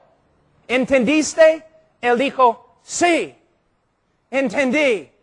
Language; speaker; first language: Spanish; non-native, fluent; English